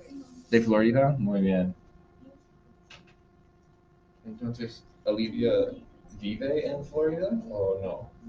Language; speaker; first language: Spanish; non-native, fluent; English